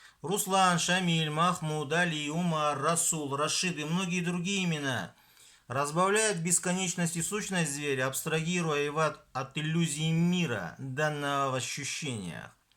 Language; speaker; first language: Russian; non-native, local second language; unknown